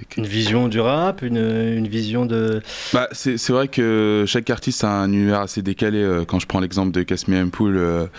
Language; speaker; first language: French; native; French